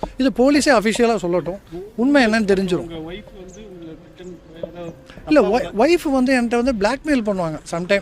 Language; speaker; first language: Tamil; native; Tamil